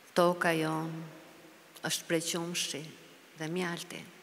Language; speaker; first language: Italian; non-native, learner; Albanian